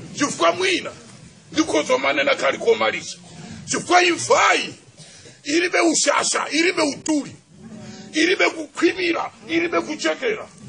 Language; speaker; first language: Nyanja; native; Nyanja